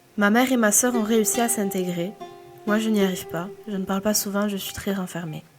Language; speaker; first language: French; native; French